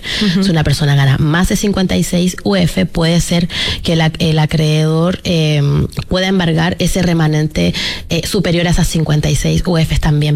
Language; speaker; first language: Spanish; native; Spanish